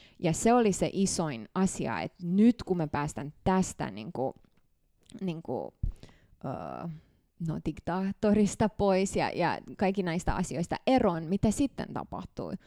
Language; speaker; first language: Finnish; non-native, fluent; Romanian